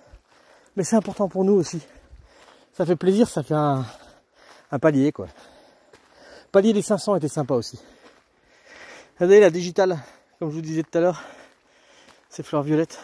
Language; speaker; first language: French; native; French